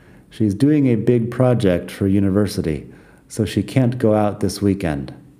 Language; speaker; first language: English; native; English